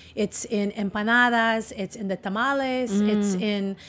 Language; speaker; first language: English; native; English